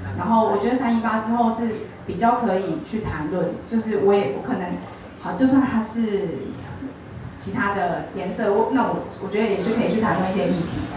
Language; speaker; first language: Chinese; native; Chinese